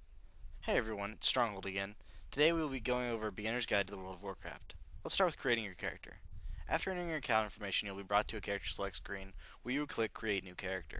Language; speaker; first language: English; native; English